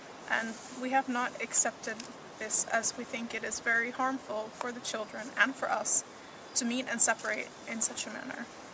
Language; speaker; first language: English; early bilingual, other home language; Arabic